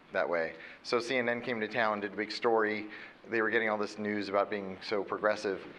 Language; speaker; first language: English; native; English